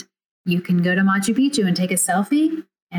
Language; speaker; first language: English; native; English